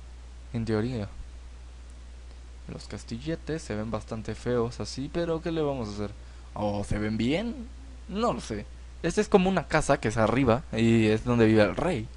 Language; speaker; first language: Spanish; native; Spanish